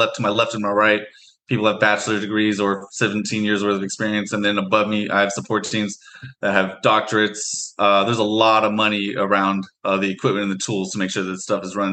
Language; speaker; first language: English; native; English